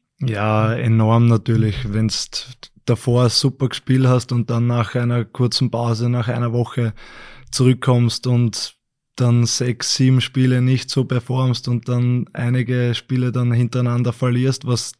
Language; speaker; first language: German; native; German